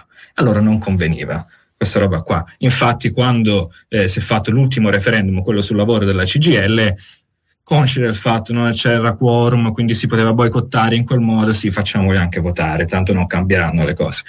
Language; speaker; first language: Italian; native; Italian